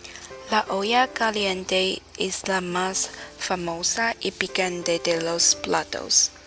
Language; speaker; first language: Spanish; non-native, learner; Chinese